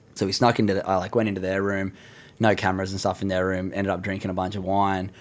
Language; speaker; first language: English; native; English